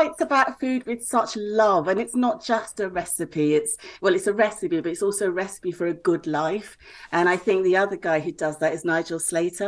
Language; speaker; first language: English; native; English